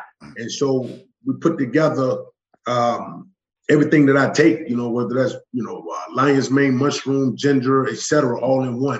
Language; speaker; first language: English; native; English